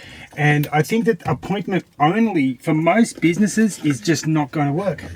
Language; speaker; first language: English; native; English